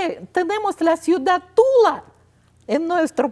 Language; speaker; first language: Spanish; non-native, fluent; Russian